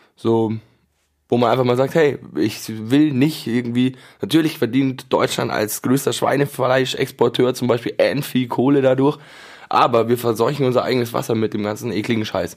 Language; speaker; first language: German; native; German